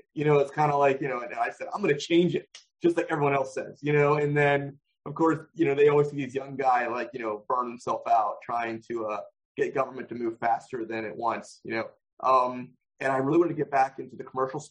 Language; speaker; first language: English; native; English